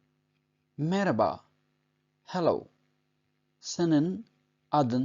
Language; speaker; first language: Turkish; non-native, fluent; Urdu